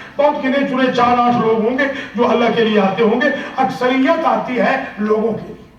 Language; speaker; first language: Urdu; non-native, local second language; Punjabi